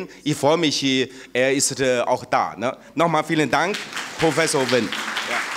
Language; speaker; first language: German; non-native, learner; Chinese